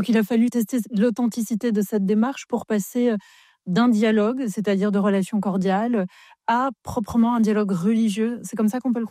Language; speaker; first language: French; native; French